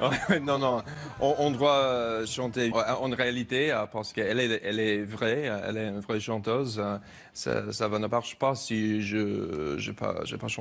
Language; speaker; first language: French; non-native, fluent; English